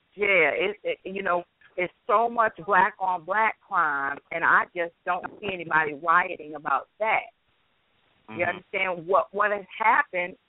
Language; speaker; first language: English; native; English